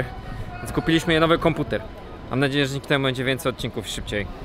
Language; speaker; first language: Polish; native; Polish